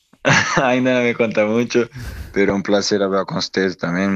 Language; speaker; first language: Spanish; non-native, learner; Portuguese